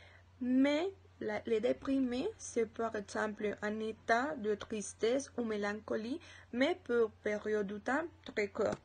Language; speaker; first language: French; non-native, learner; Spanish